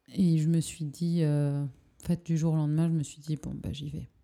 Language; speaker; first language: French; native; French